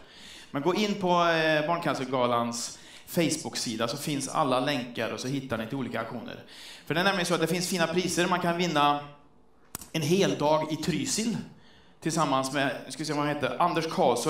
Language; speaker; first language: Swedish; native; Swedish